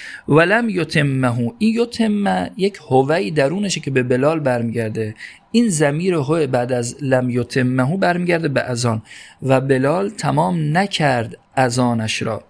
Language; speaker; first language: Persian; native; Persian